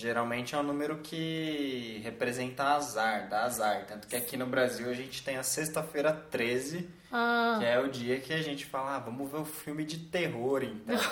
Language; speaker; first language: Portuguese; native; Portuguese